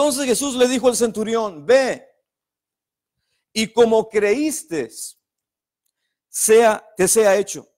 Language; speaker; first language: Spanish; native; Spanish